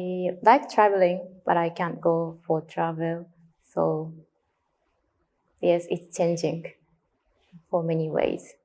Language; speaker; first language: English; non-native, learner; Japanese